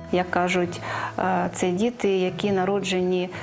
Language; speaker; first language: Ukrainian; native; Ukrainian